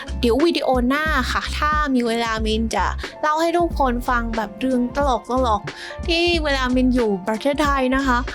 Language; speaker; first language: Thai; non-native, fluent; Vietnamese